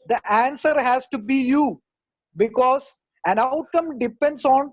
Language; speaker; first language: English; non-native, local second language; Malayalam